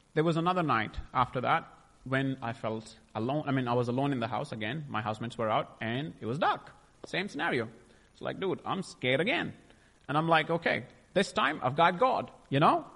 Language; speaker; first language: English; non-native, local second language; Punjabi